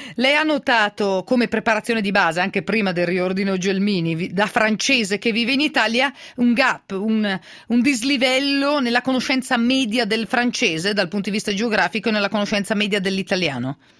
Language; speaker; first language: Italian; native; Italian